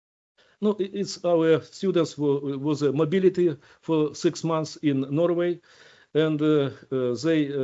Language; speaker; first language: English; non-native, learner; Ukrainian